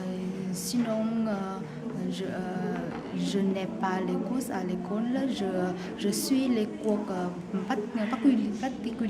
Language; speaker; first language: French; non-native, learner; Vietnamese